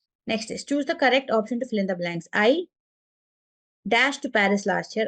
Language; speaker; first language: English; non-native, local second language; Malayalam